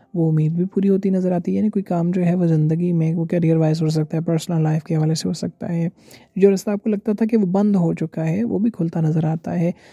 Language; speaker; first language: Urdu; native; Urdu